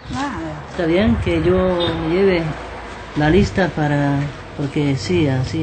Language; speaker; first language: Spanish; non-native, fluent; English